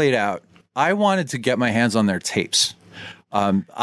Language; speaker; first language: English; native; English